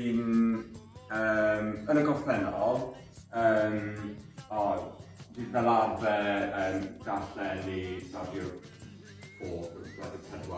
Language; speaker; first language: Welsh; non-native, learner; English